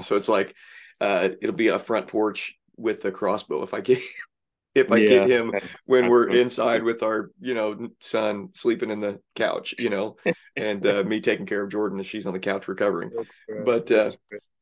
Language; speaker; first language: English; native; English